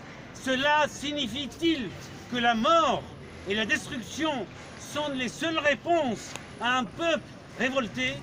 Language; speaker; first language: French; non-native, fluent; Arabic